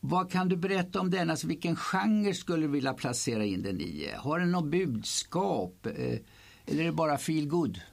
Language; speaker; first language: Swedish; native; Swedish